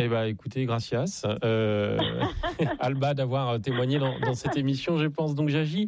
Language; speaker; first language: French; native; French